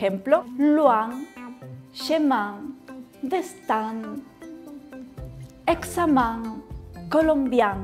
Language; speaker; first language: Spanish; native; Spanish